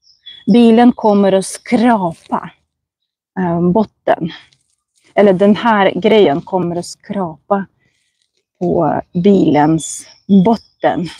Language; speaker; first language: Swedish; non-native, fluent; Russian